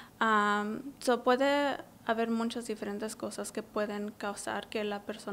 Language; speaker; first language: Spanish; early bilingual, heritage; English